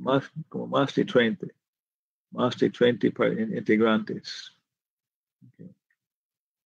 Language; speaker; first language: Spanish; non-native, fluent; English